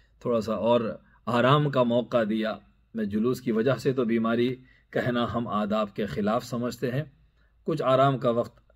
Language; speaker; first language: Urdu; native; Urdu